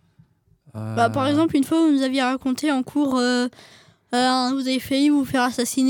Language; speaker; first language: French; native; French